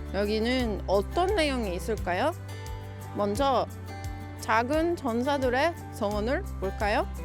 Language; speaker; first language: Korean; non-native, fluent; Finnish